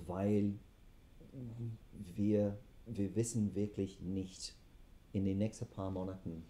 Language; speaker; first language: German; non-native, fluent; English